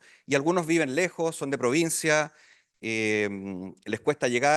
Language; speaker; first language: Spanish; native; Spanish